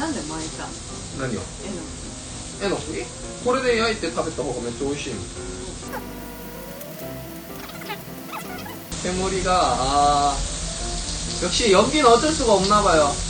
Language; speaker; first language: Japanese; non-native, fluent; Korean